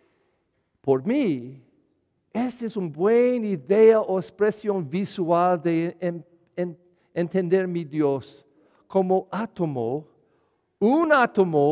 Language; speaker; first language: Spanish; non-native, learner; English